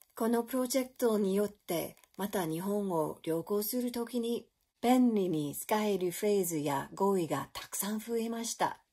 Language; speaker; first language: Japanese; non-native, learner; English